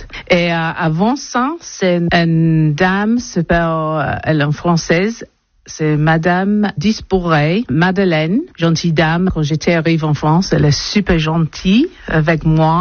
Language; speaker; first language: French; non-native, learner; English